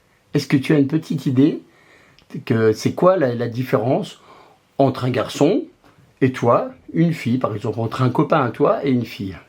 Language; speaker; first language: French; native; French